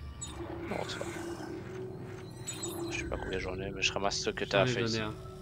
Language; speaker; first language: French; native; French